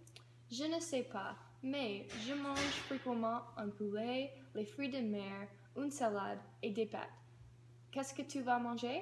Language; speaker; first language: French; non-native, learner; English